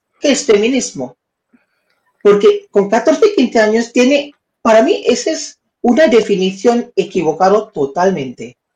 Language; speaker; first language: Spanish; non-native, learner; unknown